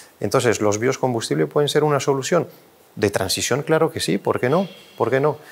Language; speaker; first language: Spanish; non-native, fluent; French